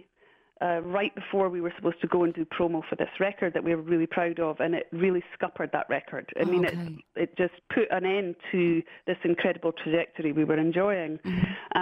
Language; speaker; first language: English; native; English